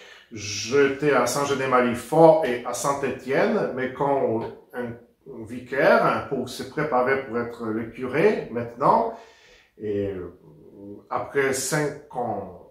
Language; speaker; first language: French; non-native, fluent; Polish